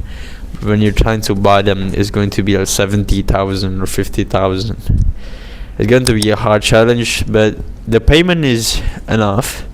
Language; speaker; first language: English; non-native, fluent; Indonesian